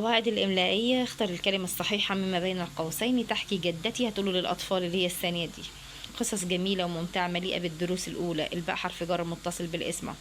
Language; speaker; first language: Arabic; native; Arabic